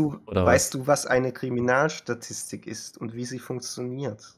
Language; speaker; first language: German; native; German